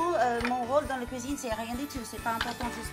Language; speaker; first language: French; non-native, learner; English